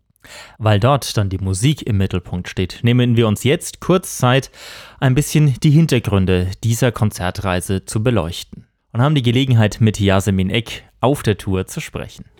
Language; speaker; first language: German; native; German